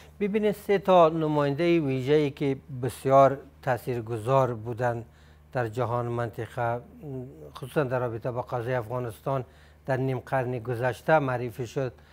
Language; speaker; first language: Persian; native; Persian